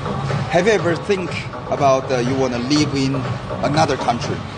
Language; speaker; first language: English; non-native, learner; Korean